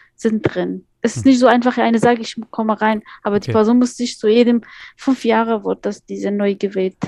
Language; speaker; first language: German; non-native, fluent; Persian